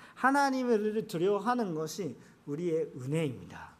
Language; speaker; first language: Korean; non-native, fluent; Japanese